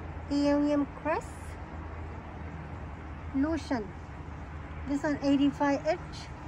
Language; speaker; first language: English; non-native, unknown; Vietnamese